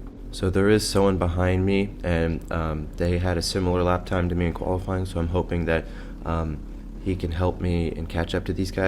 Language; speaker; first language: English; native; English